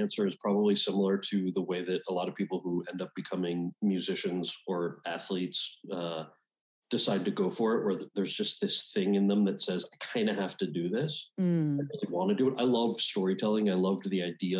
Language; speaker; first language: English; native; English